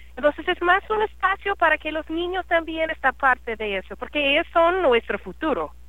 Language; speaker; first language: Spanish; non-native, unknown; English